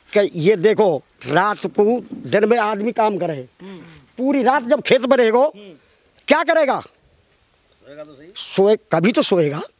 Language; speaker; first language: Hindi; native; Hindi